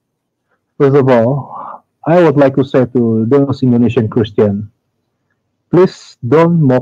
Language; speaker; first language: English; non-native, learner; Indonesian